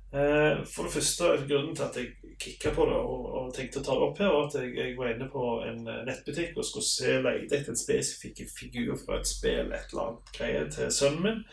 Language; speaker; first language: Norwegian; native; Norwegian